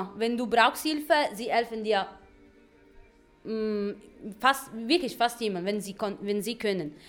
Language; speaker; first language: German; non-native, learner; Italian